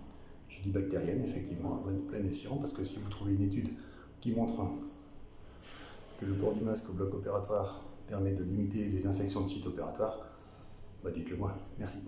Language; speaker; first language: French; native; French